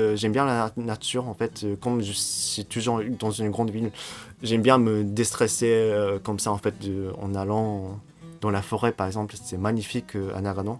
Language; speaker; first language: French; non-native, fluent; Japanese